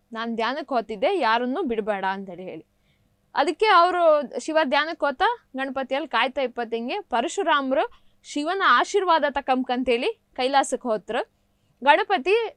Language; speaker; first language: Kannada; native; Kannada